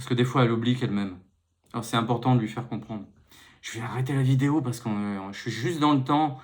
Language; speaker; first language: French; native; French